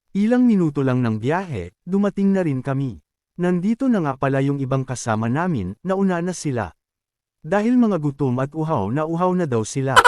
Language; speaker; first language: Filipino; native; Filipino